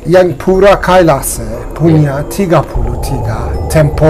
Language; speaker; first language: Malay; non-native, learner; Persian